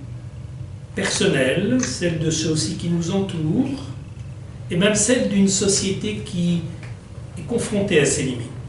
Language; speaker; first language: French; native; French